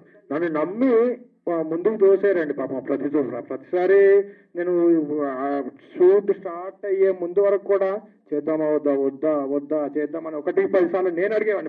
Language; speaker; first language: Telugu; native; Telugu